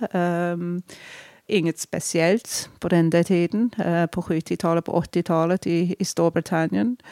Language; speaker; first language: Swedish; non-native, fluent; English